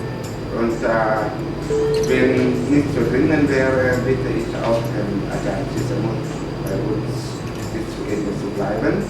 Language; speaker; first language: German; non-native, learner; Lao